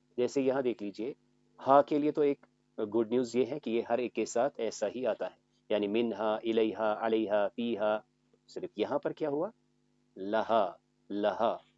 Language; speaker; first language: Urdu; native; Urdu